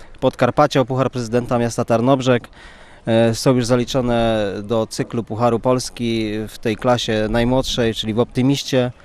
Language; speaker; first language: Polish; native; Polish